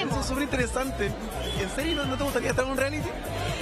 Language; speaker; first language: Spanish; native; Spanish